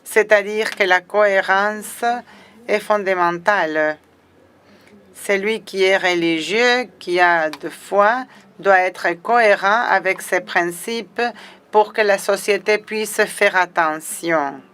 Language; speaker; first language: French; non-native, fluent; Spanish